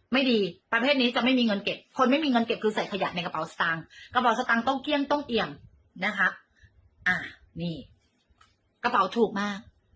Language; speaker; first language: Thai; native; Thai